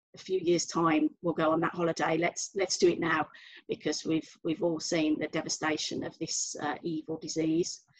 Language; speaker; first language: English; native; English